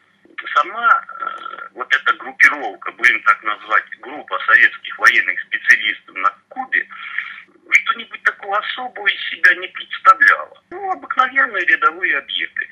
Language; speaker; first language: Russian; native; Russian